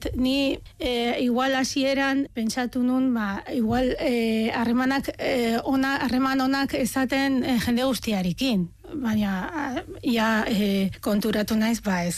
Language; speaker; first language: Basque; non-native, fluent; Arabic